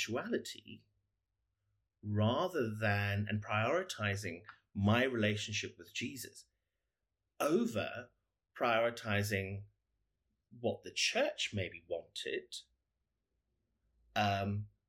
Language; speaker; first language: English; native; English